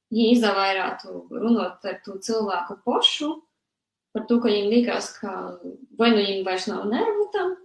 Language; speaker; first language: Latvian; native; Latvian